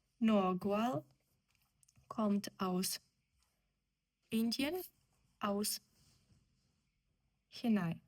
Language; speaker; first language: German; non-native, fluent; Ukrainian